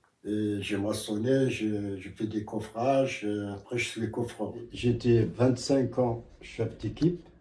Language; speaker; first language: French; non-native, fluent; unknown